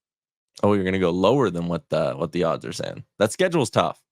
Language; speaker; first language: English; native; English